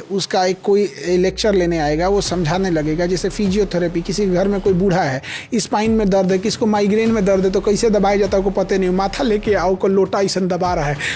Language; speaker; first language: Hindi; native; Hindi